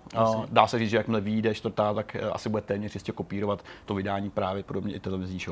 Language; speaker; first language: Czech; native; Czech